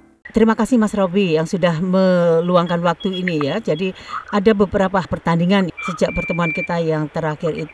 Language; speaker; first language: Indonesian; native; Indonesian